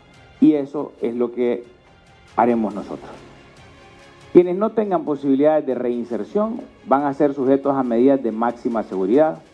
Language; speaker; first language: Spanish; native; Spanish